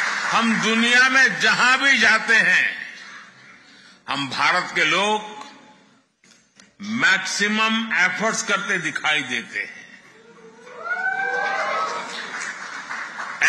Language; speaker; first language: Hindi; non-native, local second language; Gujarati